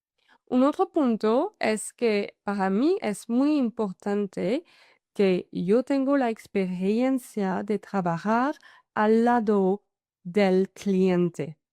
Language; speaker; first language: Spanish; non-native, fluent; French